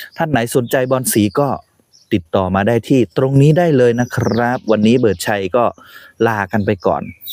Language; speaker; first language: Thai; native; Thai